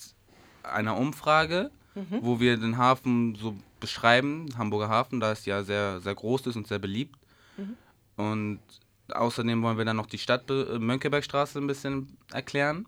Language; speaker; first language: German; native; German